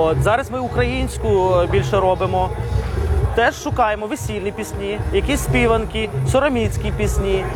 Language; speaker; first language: Ukrainian; non-native, local second language; Russian